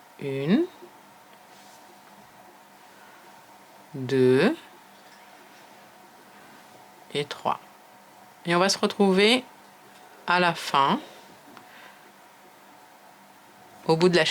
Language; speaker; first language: French; native; French